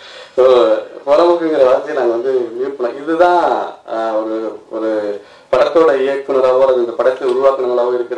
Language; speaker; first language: Tamil; native; Tamil